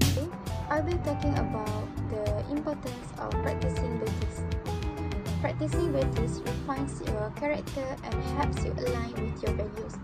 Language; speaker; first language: English; non-native, local second language; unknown